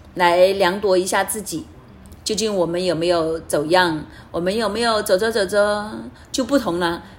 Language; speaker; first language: Chinese; non-native, fluent; Cantonese